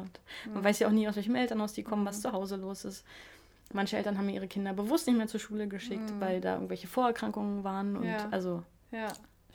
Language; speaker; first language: German; native; German